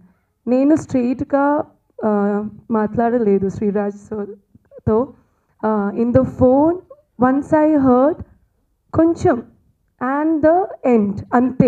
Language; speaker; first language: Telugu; non-native, learner; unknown